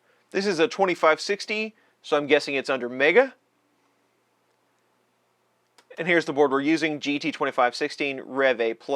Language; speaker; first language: English; native; English